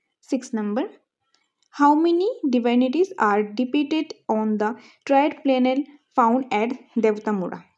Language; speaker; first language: English; non-native, local second language; Bangla